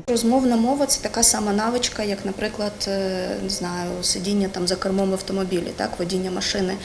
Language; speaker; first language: Ukrainian; non-native, local second language; Russian